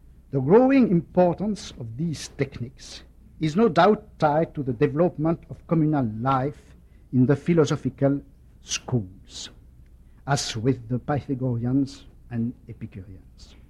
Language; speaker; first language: English; non-native, fluent; French